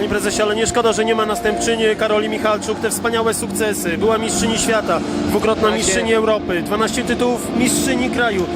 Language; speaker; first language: Polish; native; Polish